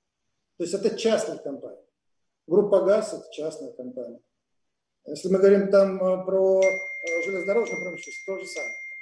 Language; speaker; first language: Russian; native; Russian